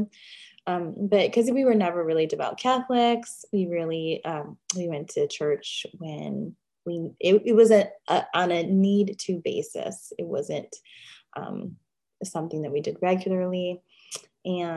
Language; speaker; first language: English; native; English